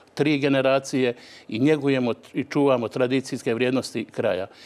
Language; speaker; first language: Croatian; native; Croatian